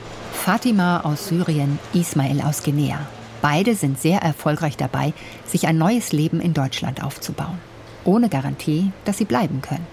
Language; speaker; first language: German; native; German